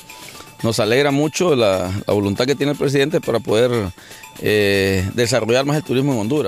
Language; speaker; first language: Spanish; native; Spanish